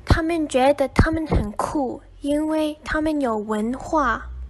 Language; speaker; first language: Chinese; non-native, learner; English